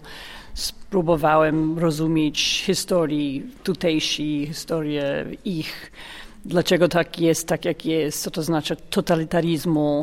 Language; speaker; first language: Polish; non-native, fluent; English